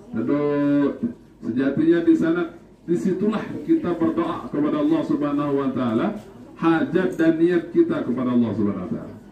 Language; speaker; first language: Malay; non-native, local second language; Sasak